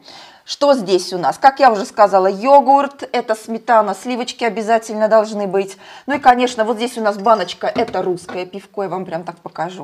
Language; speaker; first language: Russian; native; Russian